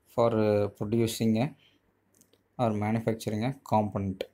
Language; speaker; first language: English; non-native, local second language; Tamil